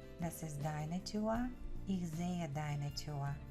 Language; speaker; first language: German; non-native, fluent; Ukrainian